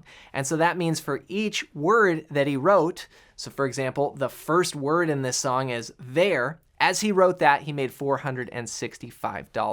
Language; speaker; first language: English; native; English